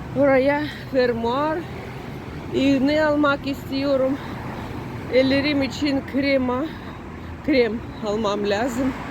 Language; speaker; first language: Turkish; non-native, learner; Russian